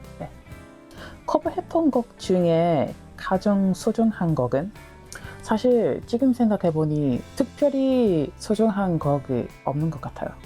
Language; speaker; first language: Korean; non-native, learner; English